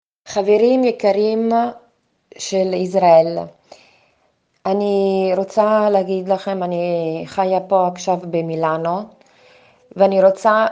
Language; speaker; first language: Hebrew; non-native, fluent; Italian